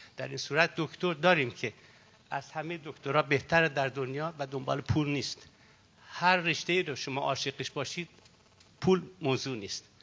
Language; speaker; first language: Persian; early bilingual, heritage; Persian